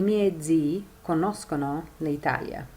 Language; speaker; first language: Italian; non-native, fluent; English